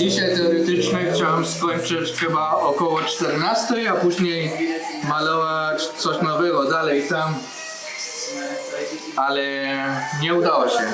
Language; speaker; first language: Polish; non-native, learner; Spanish